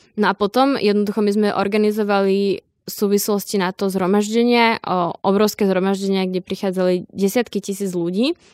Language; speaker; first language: Slovak; native; Slovak